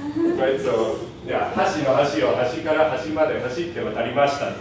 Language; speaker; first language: Japanese; non-native, fluent; English